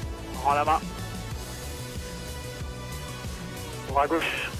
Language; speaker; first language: French; native; French